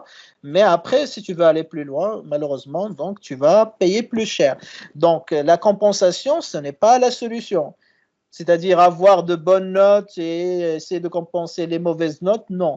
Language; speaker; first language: French; non-native, local second language; Arabic